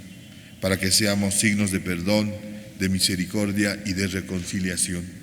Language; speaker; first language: Spanish; native; Spanish